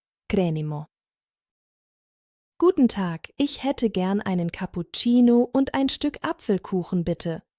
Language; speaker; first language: German; non-native, fluent; Bosnian